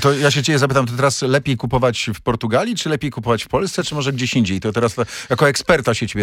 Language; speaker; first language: Polish; native; Polish